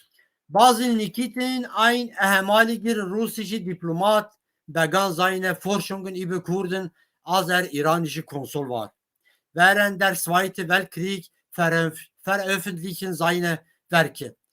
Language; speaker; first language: German; non-native, fluent; Kurdish